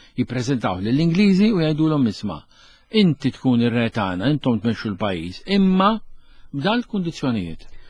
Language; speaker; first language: Maltese; native; Maltese